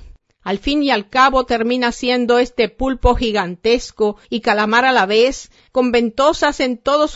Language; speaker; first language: Spanish; native; Spanish